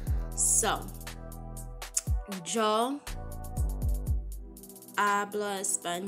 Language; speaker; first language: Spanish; non-native, learner; English